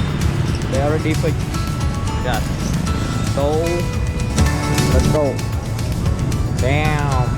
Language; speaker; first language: English; non-native, learner; Khmer